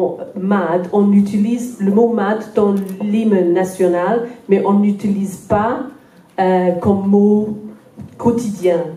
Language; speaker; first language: French; non-native, fluent; Welsh